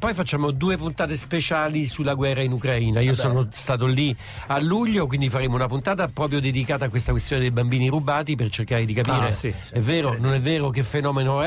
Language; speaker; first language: Italian; native; Italian